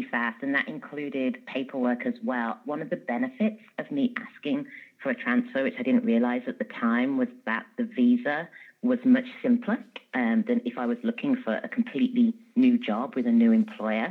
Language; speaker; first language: English; native; English